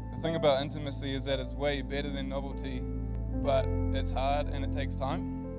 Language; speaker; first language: English; native; English